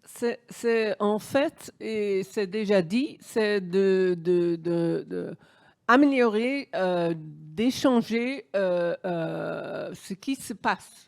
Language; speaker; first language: French; non-native, fluent; Dutch